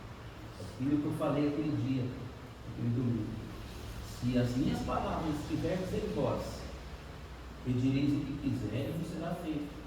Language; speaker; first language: Portuguese; native; Portuguese